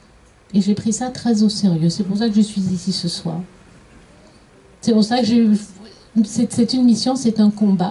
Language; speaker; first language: French; native; French